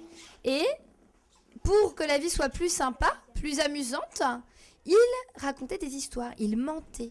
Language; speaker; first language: French; native; French